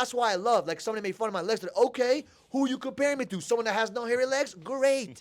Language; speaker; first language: English; native; English